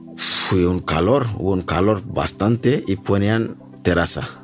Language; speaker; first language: Spanish; non-native, learner; Bangla